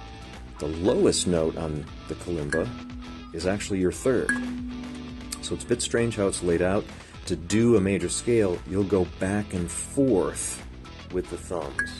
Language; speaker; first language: English; native; English